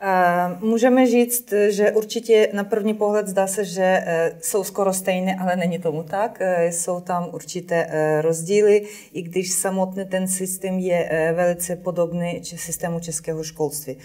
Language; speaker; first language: Czech; non-native, fluent; Ukrainian